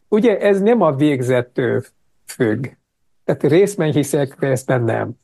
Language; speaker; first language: Hungarian; non-native, fluent; Japanese